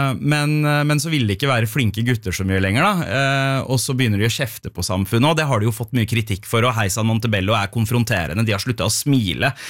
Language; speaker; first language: Norwegian; early bilingual, other home language; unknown